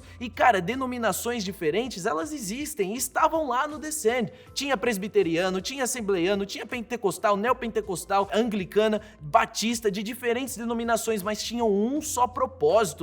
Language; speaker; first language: Portuguese; native; Portuguese